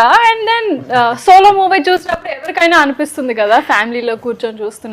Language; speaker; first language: Telugu; native; Telugu